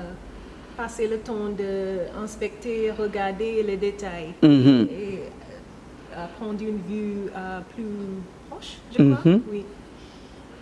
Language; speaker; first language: French; non-native, learner; English